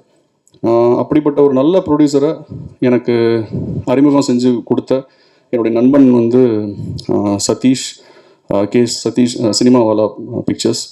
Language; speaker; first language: Tamil; native; Tamil